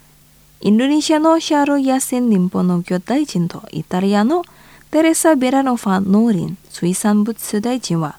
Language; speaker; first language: Japanese; non-native, fluent; Indonesian